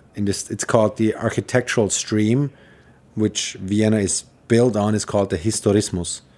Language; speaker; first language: English; non-native, fluent; German